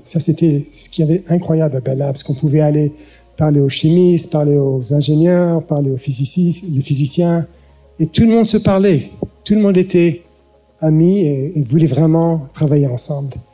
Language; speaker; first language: French; early bilingual, heritage; French